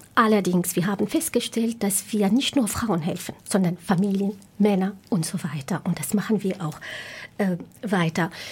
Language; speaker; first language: German; non-native, fluent; Arabic